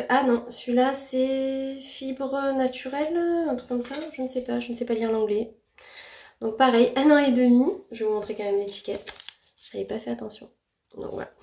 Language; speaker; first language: French; native; French